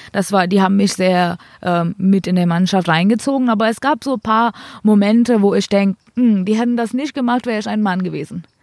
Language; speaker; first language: German; non-native, fluent; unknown